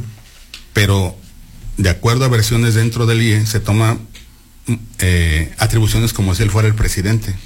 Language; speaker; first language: Spanish; native; Spanish